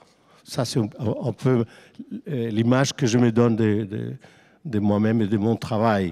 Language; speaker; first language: French; non-native, fluent; Spanish